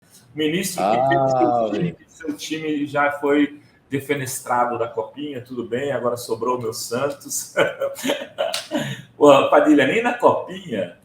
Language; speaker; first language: Portuguese; native; Portuguese